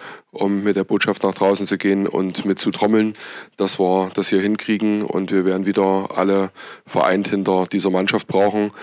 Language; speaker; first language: German; native; German